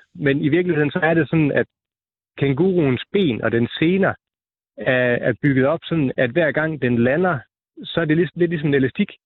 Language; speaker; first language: Danish; native; Danish